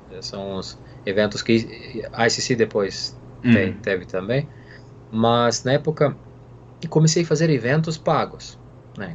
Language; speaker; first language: Portuguese; non-native, fluent; Serbian